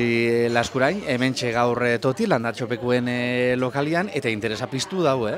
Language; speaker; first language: Basque; native; Basque